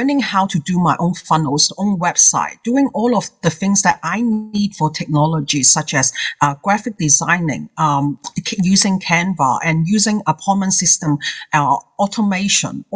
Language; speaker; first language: English; non-native, local second language; Cantonese